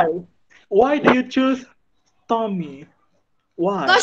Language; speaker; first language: English; non-native, fluent; Indonesian